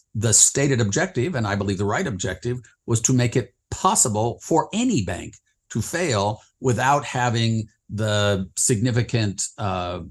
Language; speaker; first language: English; native; English